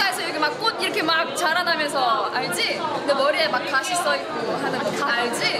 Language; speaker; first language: Korean; native; Korean